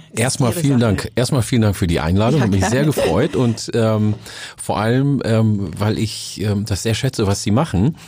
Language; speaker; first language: German; early bilingual, other home language; Oromo